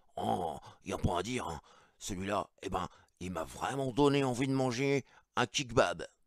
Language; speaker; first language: French; native; French